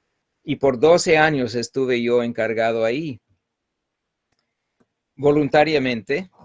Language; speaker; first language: Spanish; non-native, fluent; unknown